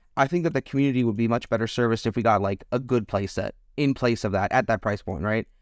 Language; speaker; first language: English; native; English